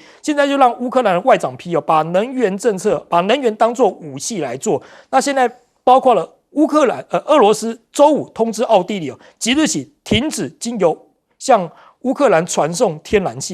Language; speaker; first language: Chinese; native; Chinese